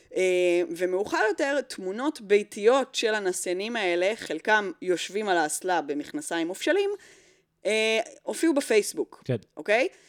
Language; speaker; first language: Hebrew; early bilingual, other home language; English